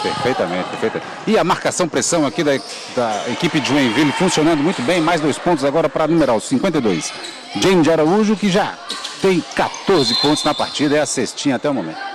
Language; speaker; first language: Portuguese; native; Portuguese